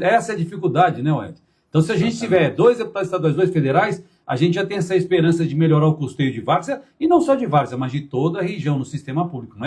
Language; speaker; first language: Portuguese; native; Portuguese